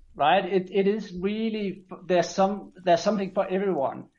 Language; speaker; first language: English; non-native, fluent; Danish